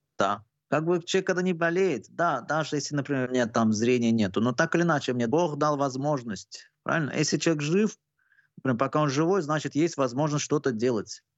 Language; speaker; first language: Russian; non-native, local second language; Turkmen